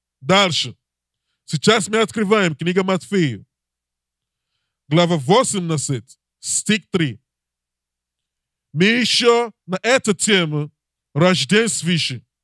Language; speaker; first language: Russian; non-native, learner; English